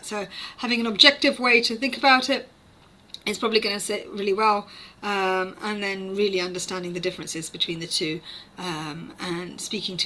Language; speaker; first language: English; native; English